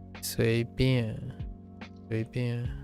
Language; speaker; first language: Chinese; non-native, learner; English